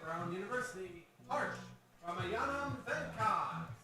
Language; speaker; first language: English; native; English